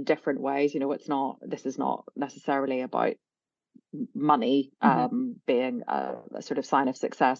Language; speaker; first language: English; native; English